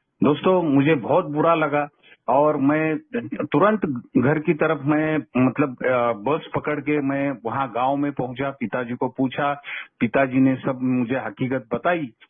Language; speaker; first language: Hindi; non-native, local second language; Kannada